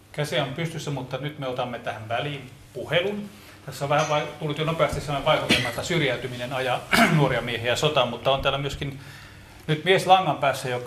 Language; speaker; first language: Finnish; native; Finnish